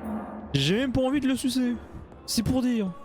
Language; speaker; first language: French; native; French